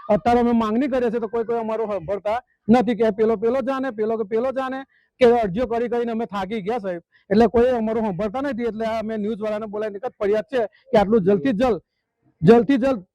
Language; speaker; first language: Gujarati; native; Gujarati